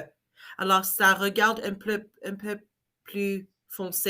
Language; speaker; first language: French; non-native, learner; English